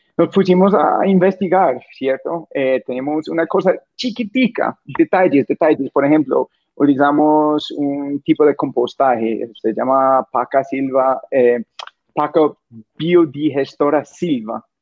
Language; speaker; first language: Spanish; non-native, fluent; English